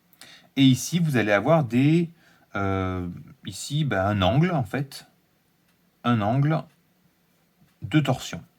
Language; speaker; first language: French; native; French